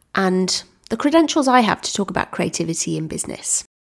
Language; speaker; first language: English; native; English